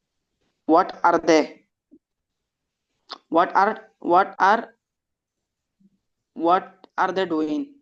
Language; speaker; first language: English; non-native, learner; Bangla